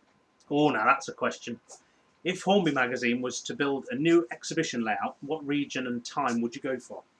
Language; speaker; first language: English; native; English